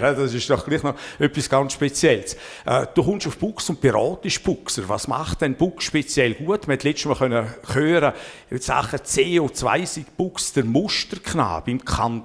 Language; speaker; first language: German; native; German